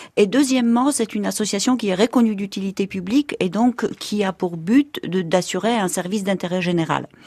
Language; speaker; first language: French; non-native, fluent; Polish